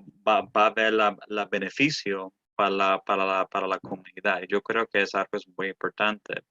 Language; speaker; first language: Spanish; early bilingual, heritage; Spanish